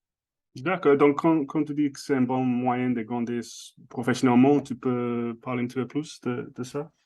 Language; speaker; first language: French; non-native, fluent; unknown